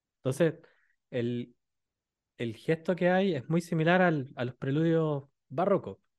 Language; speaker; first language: Spanish; native; Spanish